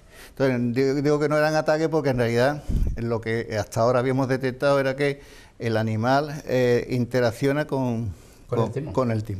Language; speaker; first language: Spanish; native; Spanish